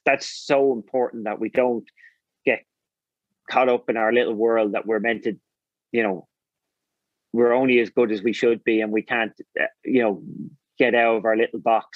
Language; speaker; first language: English; native; English